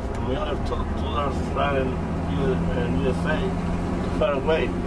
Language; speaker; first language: English; non-native, learner; Spanish